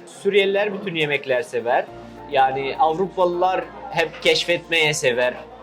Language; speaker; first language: Turkish; non-native, fluent; Arabic